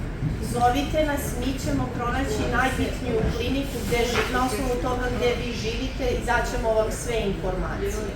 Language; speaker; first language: Bosnian; native; Bosnian